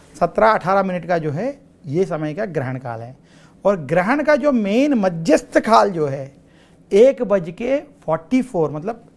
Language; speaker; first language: Hindi; non-native, local second language; Telugu